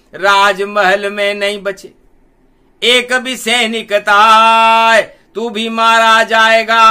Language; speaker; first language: Hindi; native; Hindi